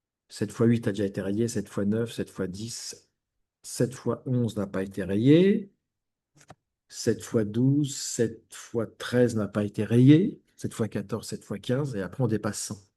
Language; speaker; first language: French; native; French